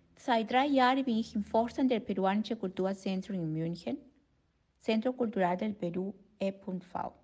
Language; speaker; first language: German; non-native, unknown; Spanish